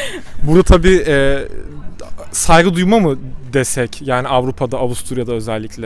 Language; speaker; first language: Turkish; native; Turkish